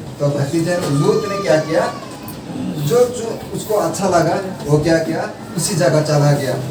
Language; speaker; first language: Hindi; non-native, local second language; Marathi